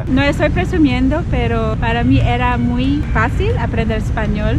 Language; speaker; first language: Spanish; non-native, fluent; Chavacano